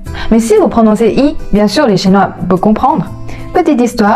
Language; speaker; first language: French; non-native, fluent; Chinese